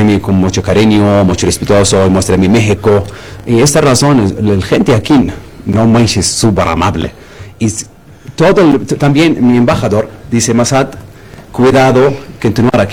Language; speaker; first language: Spanish; non-native, learner; Arabic